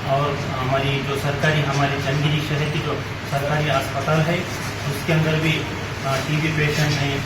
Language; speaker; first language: Urdu; native; Urdu